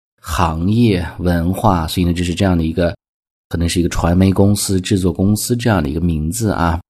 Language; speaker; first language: Chinese; native; Chinese